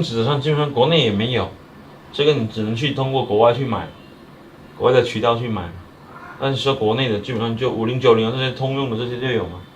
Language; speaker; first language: Chinese; native; Chinese